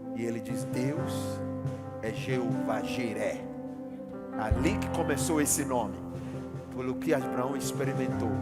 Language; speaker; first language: Portuguese; non-native, fluent; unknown